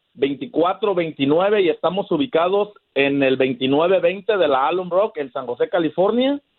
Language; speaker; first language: Spanish; native; Spanish